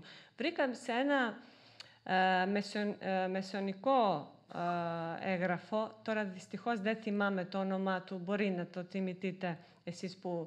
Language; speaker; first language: Greek; non-native, fluent; Serbian